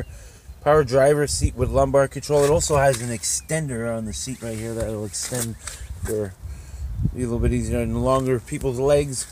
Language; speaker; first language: English; native; English